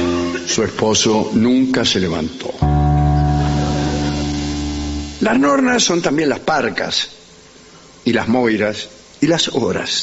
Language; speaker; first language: Spanish; native; Spanish